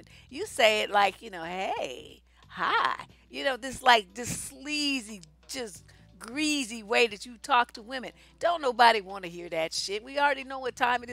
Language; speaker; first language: English; native; English